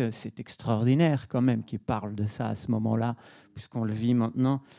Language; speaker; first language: French; non-native, fluent; Portuguese